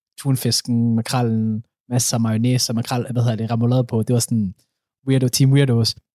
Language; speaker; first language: Danish; early bilingual, other home language; Somali